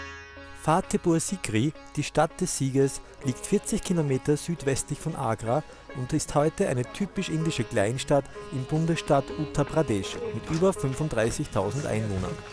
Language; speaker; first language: German; native; German